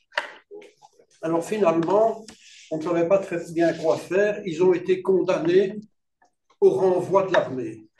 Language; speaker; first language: French; native; French